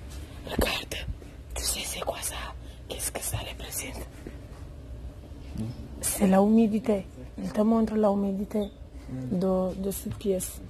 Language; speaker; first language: French; non-native, learner; Romanian